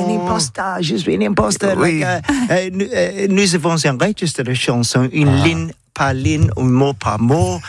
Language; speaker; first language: French; non-native, learner; English